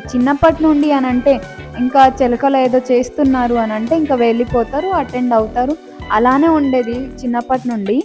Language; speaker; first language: Telugu; non-native, local second language; Lambadi